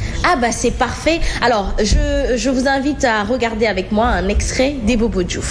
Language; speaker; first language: French; non-native, local second language; Wolof